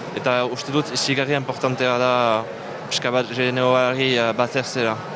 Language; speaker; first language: Basque; non-native, local second language; French